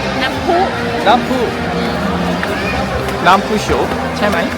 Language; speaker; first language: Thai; non-native, learner; Korean